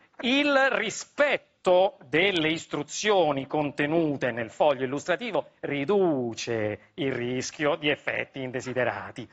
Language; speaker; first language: Italian; native; Italian